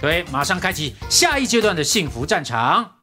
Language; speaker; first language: Chinese; native; Chinese